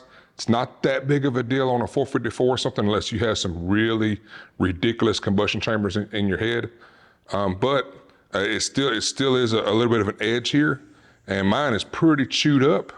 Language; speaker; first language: English; native; English